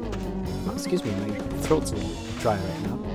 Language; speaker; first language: English; native; English